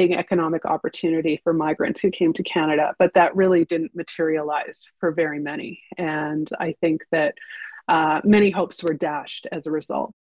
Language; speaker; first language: English; early bilingual, other home language; Ukrainian